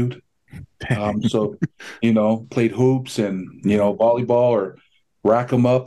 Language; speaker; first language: English; native; English